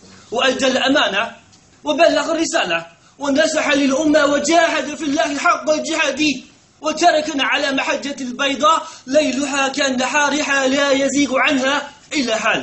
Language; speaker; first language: Arabic; non-native, fluent; Chinese